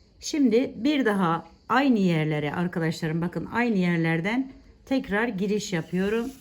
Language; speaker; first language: Turkish; native; Turkish